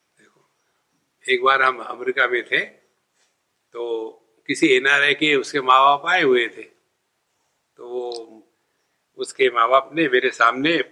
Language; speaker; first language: Hindi; non-native, local second language; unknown